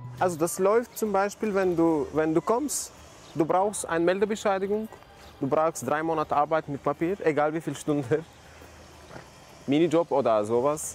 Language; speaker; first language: German; non-native, learner; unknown